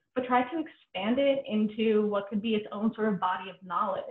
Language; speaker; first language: English; native; English